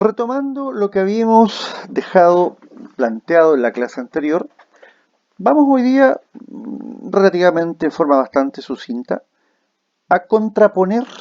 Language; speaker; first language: Spanish; native; Spanish